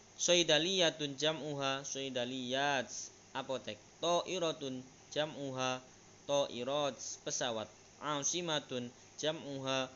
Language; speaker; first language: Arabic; non-native, learner; Indonesian